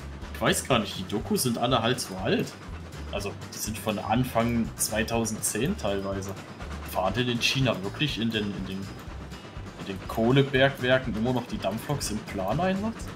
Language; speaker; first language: German; native; German